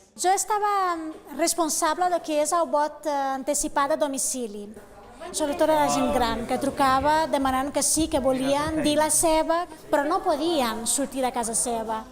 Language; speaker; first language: Catalan; non-native, fluent; Portuguese